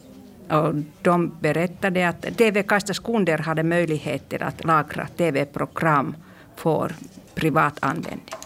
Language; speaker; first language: Swedish; non-native, local second language; Finnish